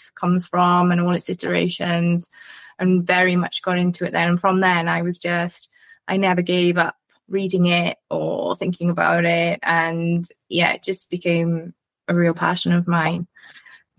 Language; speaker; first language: English; native; English